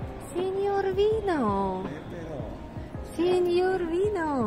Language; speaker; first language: Italian; non-native, learner; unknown